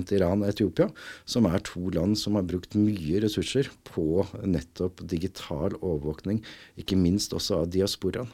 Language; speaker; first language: Norwegian; native; Norwegian